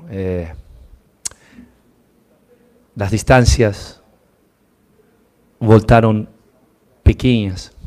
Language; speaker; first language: Portuguese; non-native, learner; Spanish